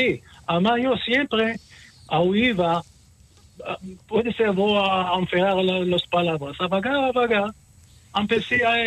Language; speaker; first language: Spanish; early bilingual, heritage; Ladino